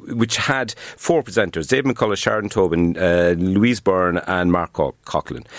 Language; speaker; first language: English; native; English